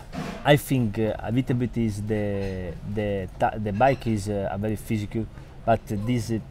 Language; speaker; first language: English; non-native, learner; Italian